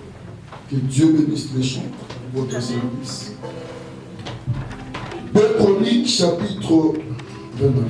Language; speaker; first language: French; non-native, local second language; Lingala